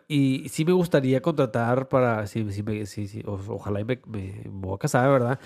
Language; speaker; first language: Spanish; early bilingual, heritage; Spanish